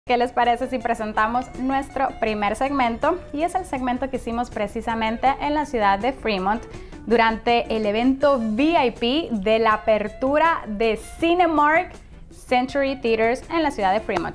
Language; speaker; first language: Spanish; native; Spanish